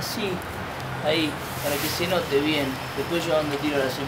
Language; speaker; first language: Spanish; native; Spanish